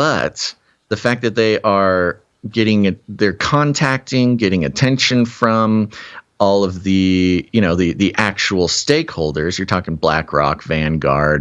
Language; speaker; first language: English; native; English